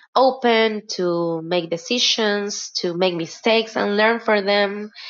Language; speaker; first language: English; non-native, fluent; Spanish